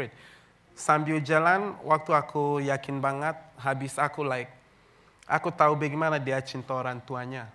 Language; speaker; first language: Indonesian; non-native, fluent; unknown